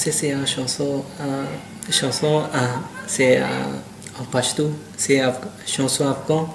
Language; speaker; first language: French; non-native, learner; Pashto